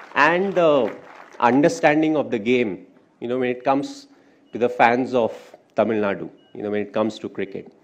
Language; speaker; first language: English; non-native, local second language; Hindi